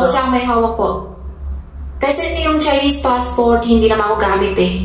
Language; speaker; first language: Filipino; non-native, learner; Chinese